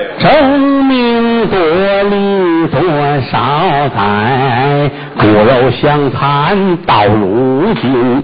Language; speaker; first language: Chinese; native; Chinese